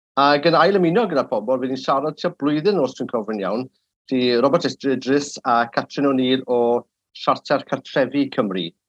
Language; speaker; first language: Welsh; native; Welsh